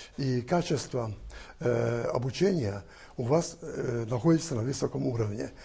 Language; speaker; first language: Russian; non-native, fluent; Hungarian